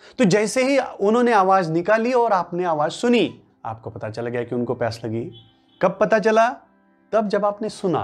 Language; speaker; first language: Hindi; non-native, local second language; Marathi